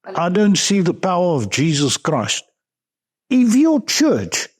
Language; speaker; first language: English; non-native, local second language; Afrikaans